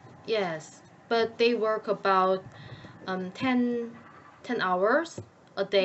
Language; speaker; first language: English; non-native, learner; Korean